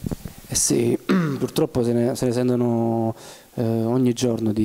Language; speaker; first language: Italian; native; Italian